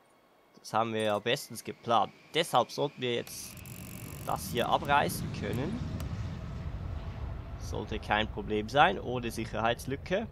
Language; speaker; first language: German; native; German